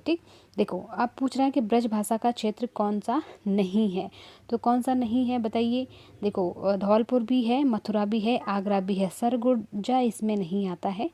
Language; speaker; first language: Hindi; native; Hindi